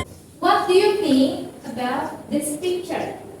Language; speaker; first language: English; non-native, fluent; Indonesian